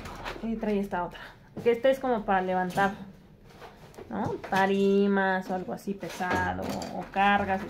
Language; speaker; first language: Spanish; native; Spanish